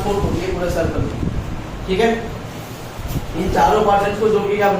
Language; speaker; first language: Hindi; native; Hindi